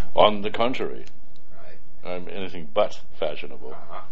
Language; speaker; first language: English; early bilingual, other home language; Cantonese